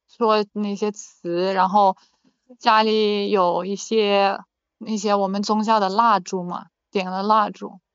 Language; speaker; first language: Chinese; non-native, fluent; Ukrainian